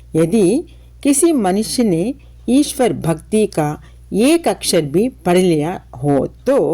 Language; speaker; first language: Hindi; non-native, local second language; Telugu